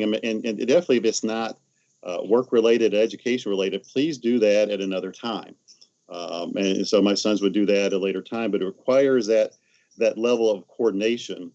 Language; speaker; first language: English; native; English